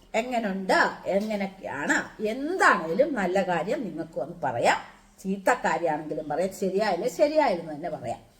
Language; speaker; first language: Malayalam; native; Malayalam